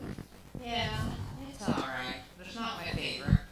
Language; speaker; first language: English; non-native, learner; Chinese